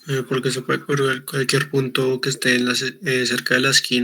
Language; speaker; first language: Spanish; native; Spanish